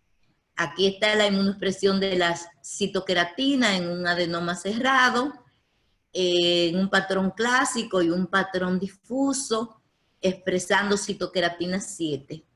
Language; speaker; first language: Spanish; native; Spanish